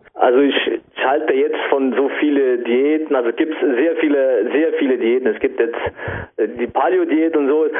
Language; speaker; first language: German; non-native, fluent; Italian